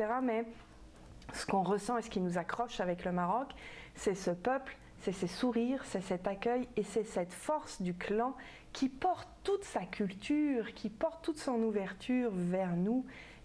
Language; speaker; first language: French; native; French